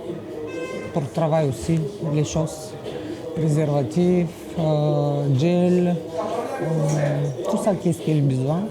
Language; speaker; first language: French; non-native, learner; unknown